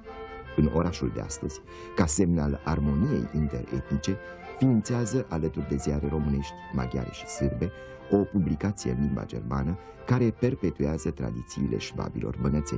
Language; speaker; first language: Romanian; native; Romanian